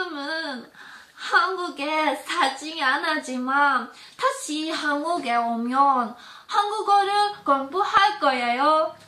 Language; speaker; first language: Korean; non-native, learner; German